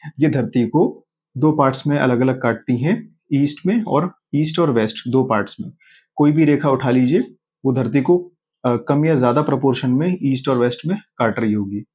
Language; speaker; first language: Hindi; native; Hindi